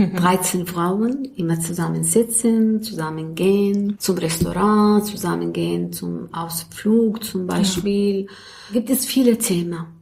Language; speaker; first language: German; non-native, learner; Arabic